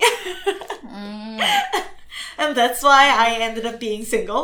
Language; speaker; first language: English; non-native, learner; Korean